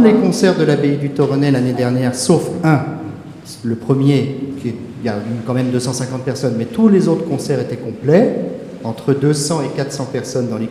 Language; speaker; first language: French; native; French